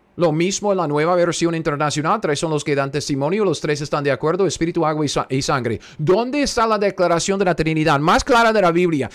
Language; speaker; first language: Spanish; non-native, fluent; English